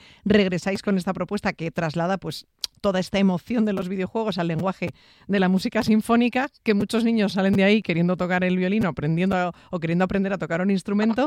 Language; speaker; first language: Spanish; native; Spanish